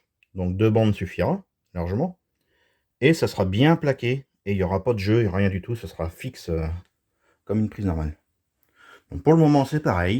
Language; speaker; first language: French; native; French